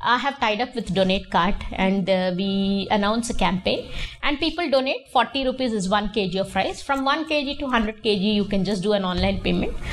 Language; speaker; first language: English; non-native, local second language; Telugu